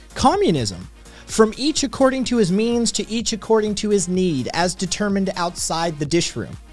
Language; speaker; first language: English; native; English